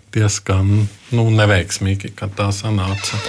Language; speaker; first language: Latvian; non-native, fluent; German